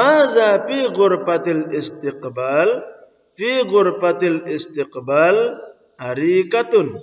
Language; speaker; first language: Arabic; non-native, fluent; Indonesian